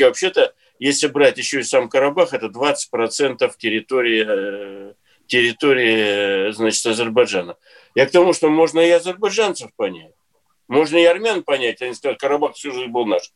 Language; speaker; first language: Russian; native; Russian